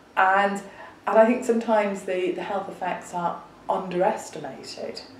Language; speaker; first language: English; native; English